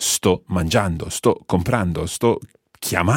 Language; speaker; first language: Italian; non-native, fluent; English